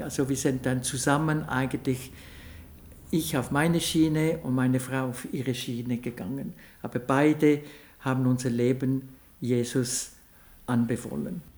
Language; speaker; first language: German; non-native, local second language; French